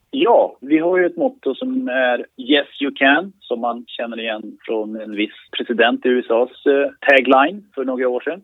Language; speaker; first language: Swedish; non-native, fluent; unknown